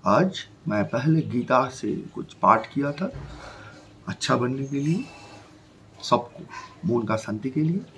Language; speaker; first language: Hindi; non-native, local second language; Bangla